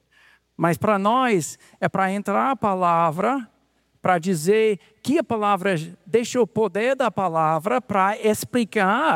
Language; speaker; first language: Portuguese; non-native, fluent; English